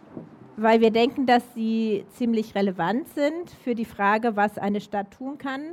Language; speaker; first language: German; native; German